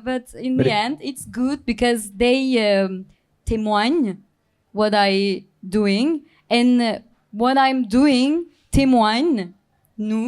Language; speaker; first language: English; non-native, learner; Turkish